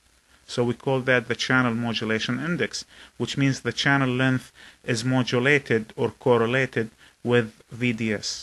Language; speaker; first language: English; non-native, fluent; Arabic